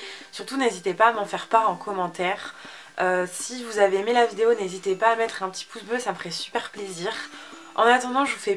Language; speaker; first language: French; native; French